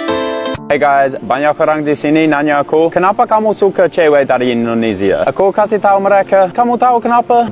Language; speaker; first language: Indonesian; non-native, learner; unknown